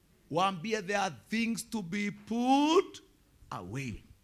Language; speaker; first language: English; non-native, local second language; Kikuyu